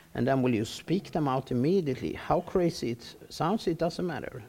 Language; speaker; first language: English; non-native, learner; Norwegian